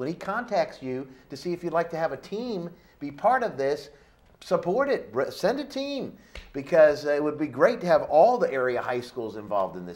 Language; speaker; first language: English; native; English